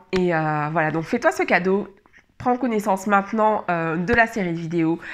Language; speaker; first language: French; native; French